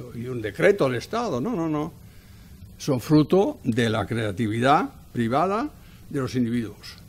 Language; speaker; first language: Spanish; non-native, fluent; German